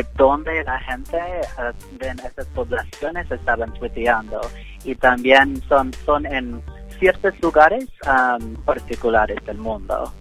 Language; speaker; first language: Spanish; non-native, fluent; English